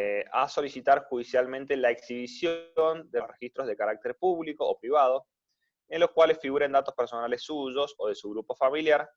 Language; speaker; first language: Spanish; native; Spanish